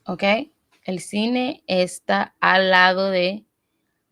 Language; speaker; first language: Spanish; non-native, learner; English